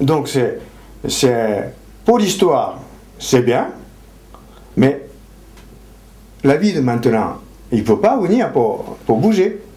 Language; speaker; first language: French; non-native, fluent; Japanese